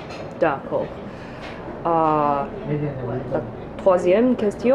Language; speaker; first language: French; non-native, fluent; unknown